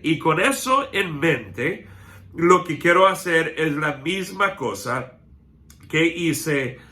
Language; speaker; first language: Spanish; non-native, fluent; English